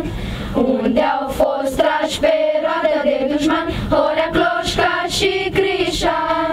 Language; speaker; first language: Romanian; native; Romanian